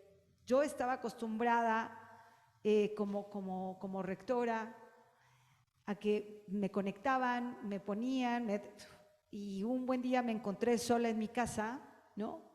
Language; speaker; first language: Spanish; native; Spanish